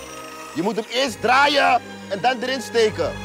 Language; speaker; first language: Dutch; native; Dutch